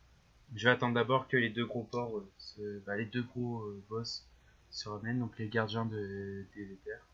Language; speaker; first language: French; native; French